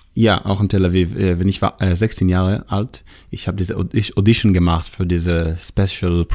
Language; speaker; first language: German; non-native, fluent; Hebrew